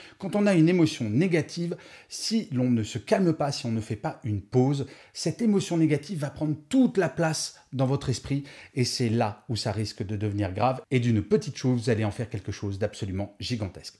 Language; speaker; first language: French; native; French